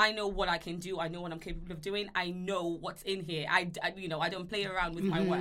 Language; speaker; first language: English; non-native, local second language; Yoruba